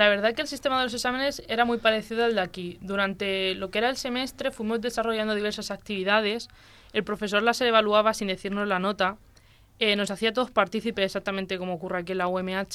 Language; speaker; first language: Spanish; native; Spanish